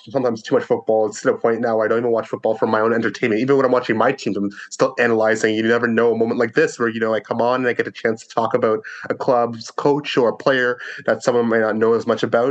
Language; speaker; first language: English; native; English